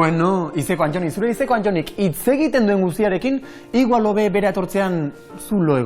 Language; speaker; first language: Basque; native; Basque